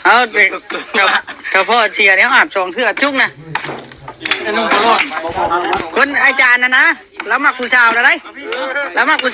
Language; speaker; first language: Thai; non-native, local second language; Lao